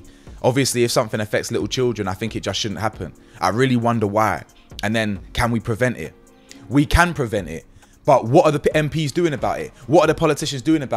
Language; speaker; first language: English; native; English